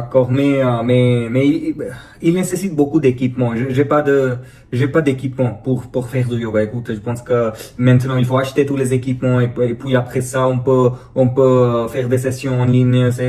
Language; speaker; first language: French; non-native, fluent; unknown